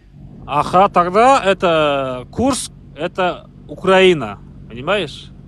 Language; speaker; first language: Russian; non-native, local second language; Kazakh